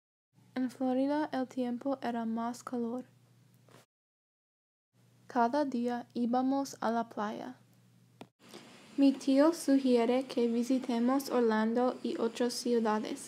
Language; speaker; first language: Spanish; non-native, learner; English